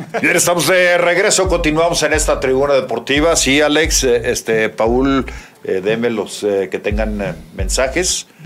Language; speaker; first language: Spanish; native; Spanish